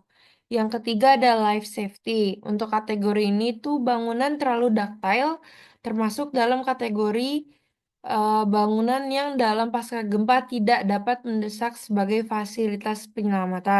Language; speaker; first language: Indonesian; native; Indonesian